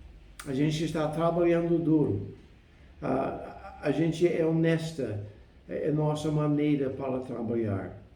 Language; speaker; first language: Portuguese; non-native, fluent; English